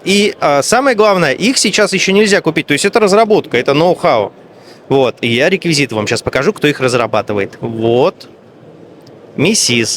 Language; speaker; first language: Russian; native; Russian